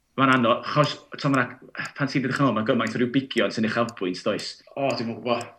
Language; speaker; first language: Welsh; native; Welsh